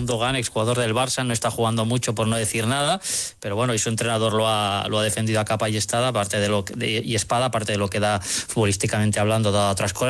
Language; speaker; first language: Spanish; native; Spanish